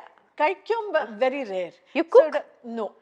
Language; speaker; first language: Malayalam; non-native, fluent; Kannada